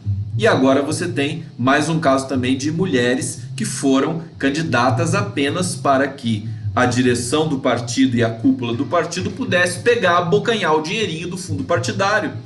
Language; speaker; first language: Portuguese; native; Portuguese